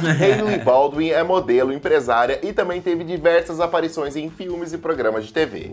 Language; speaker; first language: Portuguese; native; Portuguese